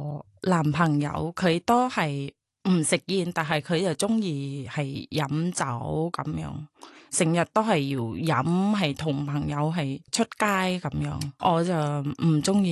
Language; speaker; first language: Cantonese; non-native, learner; Thai